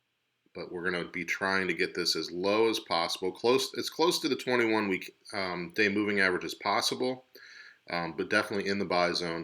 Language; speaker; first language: English; native; English